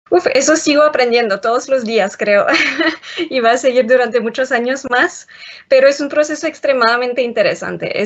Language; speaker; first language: Spanish; non-native, fluent; French